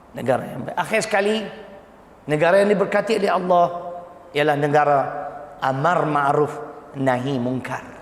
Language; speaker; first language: Malay; native; Malay